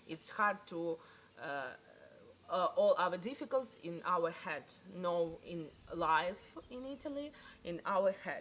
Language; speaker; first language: English; non-native, learner; Ukrainian